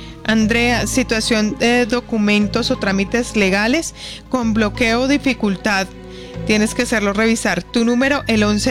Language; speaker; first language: Spanish; native; Spanish